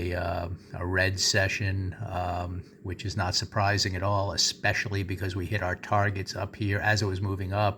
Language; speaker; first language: English; native; English